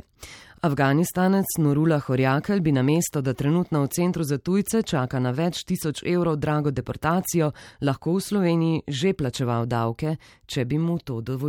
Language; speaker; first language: Slovenian; native; Slovenian